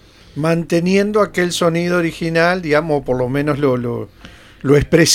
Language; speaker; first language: Spanish; native; Spanish